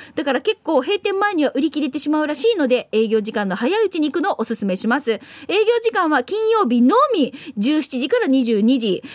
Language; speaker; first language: Japanese; native; Japanese